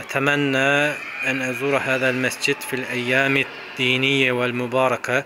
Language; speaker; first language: Arabic; non-native, fluent; Turkish